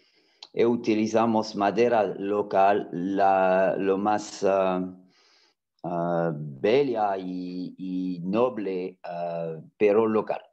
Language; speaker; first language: Spanish; non-native, fluent; French